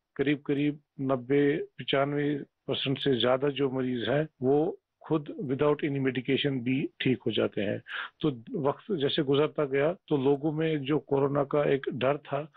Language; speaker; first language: Hindi; non-native, local second language; Kashmiri